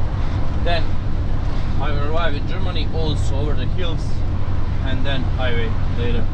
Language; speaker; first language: English; non-native, learner; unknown